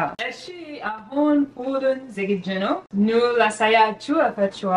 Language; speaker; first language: Amharic; non-native, learner; Arabic